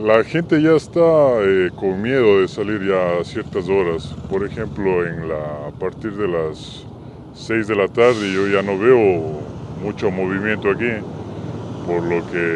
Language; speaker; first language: Spanish; native; Spanish